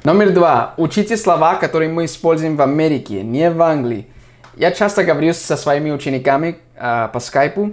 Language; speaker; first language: Russian; non-native, fluent; English